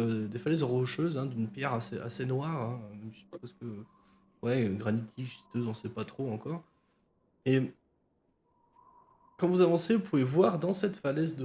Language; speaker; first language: French; native; French